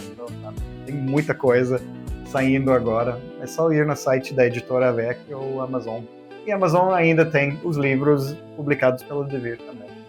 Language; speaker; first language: Portuguese; non-native, fluent; English